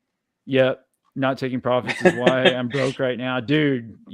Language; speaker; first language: English; native; English